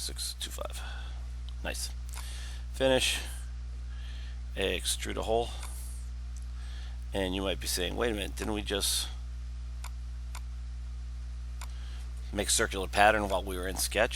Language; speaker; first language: English; native; English